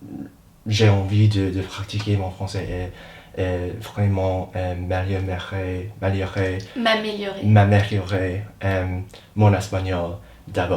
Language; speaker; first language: French; non-native, learner; English